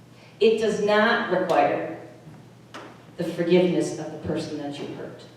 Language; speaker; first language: English; native; English